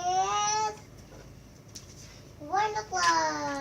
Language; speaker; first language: English; non-native, learner; Thai